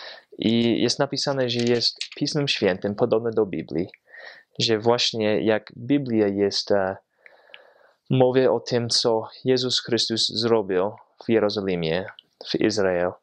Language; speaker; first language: Polish; non-native, fluent; English